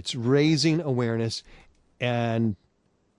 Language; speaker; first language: English; native; English